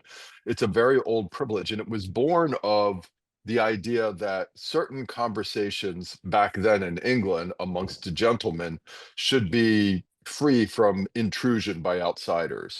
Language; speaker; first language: English; native; English